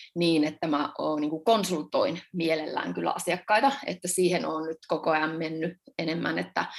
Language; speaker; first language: Finnish; native; Finnish